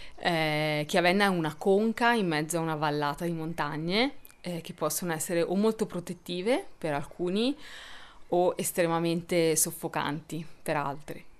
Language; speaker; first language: Italian; native; Italian